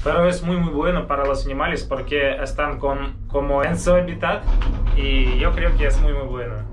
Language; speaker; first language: Spanish; non-native, learner; Russian